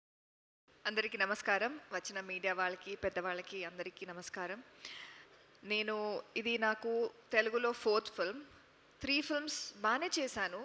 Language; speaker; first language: Telugu; non-native, fluent; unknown